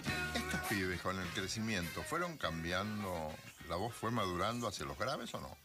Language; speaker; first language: Spanish; native; Spanish